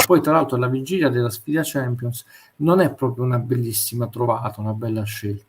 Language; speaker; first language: Italian; native; Italian